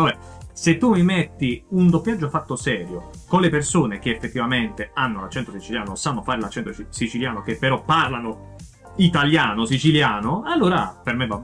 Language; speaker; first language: Italian; native; Italian